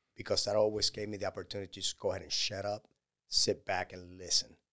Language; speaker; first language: English; non-native, fluent; Spanish